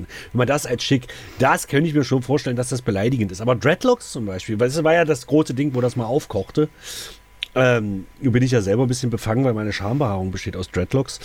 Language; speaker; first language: German; native; German